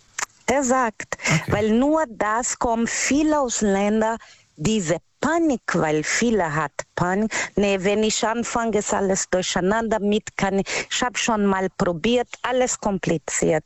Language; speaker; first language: German; non-native, learner; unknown